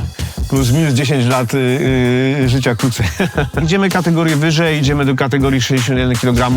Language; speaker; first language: Polish; native; Polish